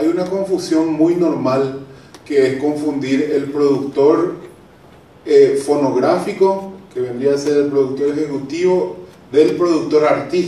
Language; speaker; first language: Spanish; native; Spanish